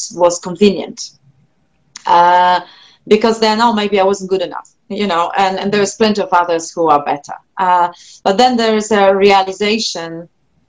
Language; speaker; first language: English; non-native, fluent; Polish